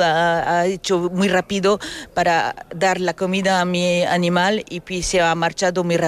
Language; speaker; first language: Spanish; non-native, learner; French